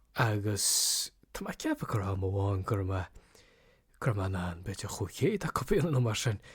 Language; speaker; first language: Irish; native; Irish